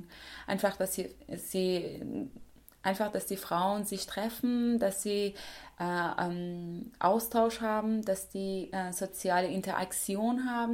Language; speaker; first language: German; non-native, fluent; Persian